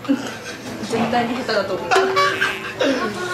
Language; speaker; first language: Japanese; native; Japanese